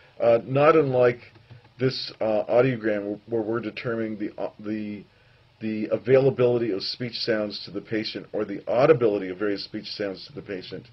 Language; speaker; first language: English; native; English